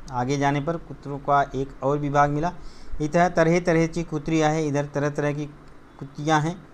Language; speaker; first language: Hindi; non-native, local second language; Marathi